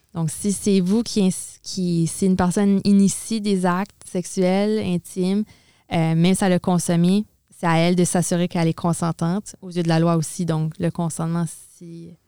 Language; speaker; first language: French; native; French